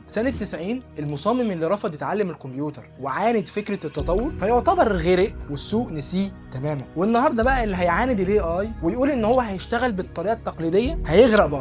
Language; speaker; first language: Arabic; native; Arabic